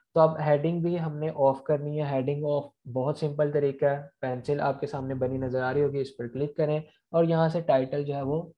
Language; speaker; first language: Urdu; non-native, local second language; Punjabi